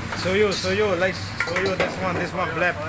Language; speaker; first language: English; non-native, learner; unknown